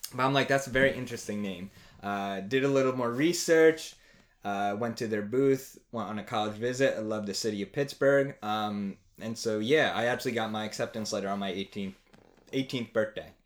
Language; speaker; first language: English; native; English